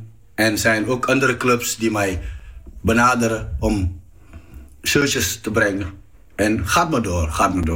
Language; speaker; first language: Dutch; non-native, fluent; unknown